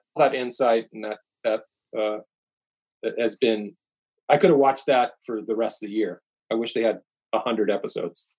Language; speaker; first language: English; native; English